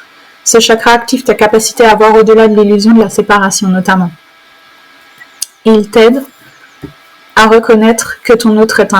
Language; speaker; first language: French; native; French